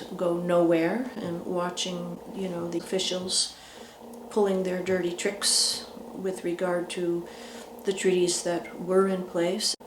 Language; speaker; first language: English; native; English